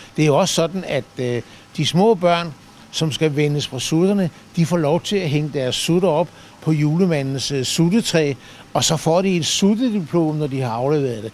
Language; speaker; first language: Danish; native; Danish